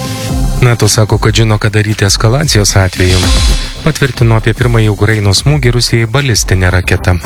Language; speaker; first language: Lithuanian; native; Lithuanian